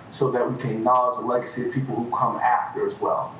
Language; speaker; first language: English; native; English